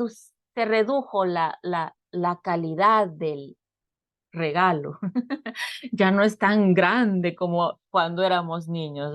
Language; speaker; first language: Spanish; native; Spanish